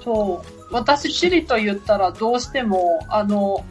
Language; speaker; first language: Japanese; native; Japanese